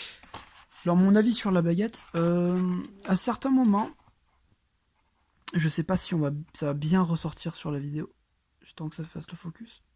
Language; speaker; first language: French; native; French